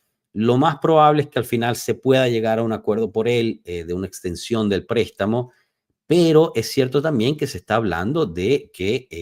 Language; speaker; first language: Spanish; native; Spanish